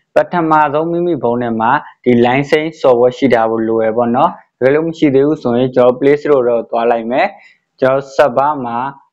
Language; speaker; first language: Burmese; native; Burmese